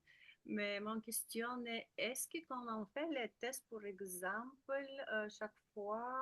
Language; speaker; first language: French; non-native, learner; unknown